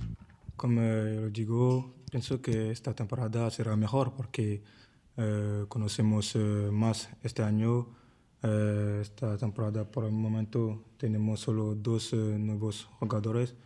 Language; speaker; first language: Spanish; non-native, learner; French